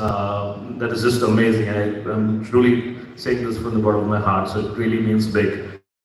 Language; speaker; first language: English; non-native, local second language; Malayalam